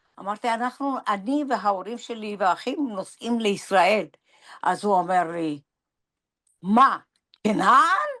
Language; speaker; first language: Hebrew; non-native, fluent; Persian